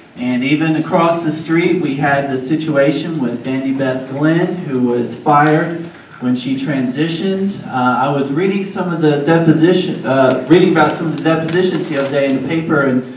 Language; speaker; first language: English; native; English